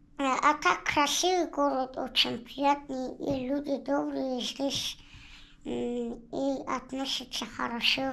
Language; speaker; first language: Russian; non-native, local second language; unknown